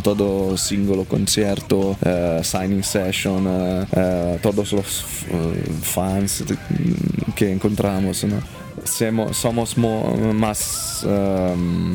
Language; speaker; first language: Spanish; non-native, learner; Italian